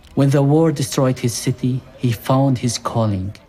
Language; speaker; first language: English; non-native, fluent; Arabic